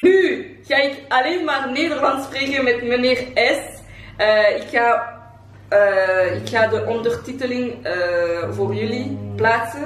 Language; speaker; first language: Dutch; non-native, local second language; French